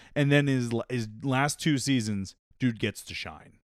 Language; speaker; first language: English; native; English